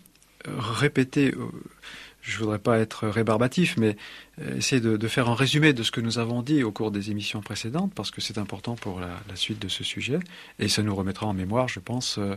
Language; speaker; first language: French; native; French